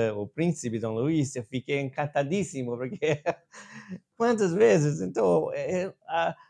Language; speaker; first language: Portuguese; non-native, fluent; English